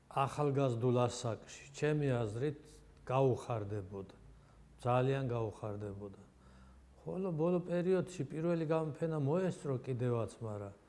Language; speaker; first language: Georgian; non-native, local second language; Svan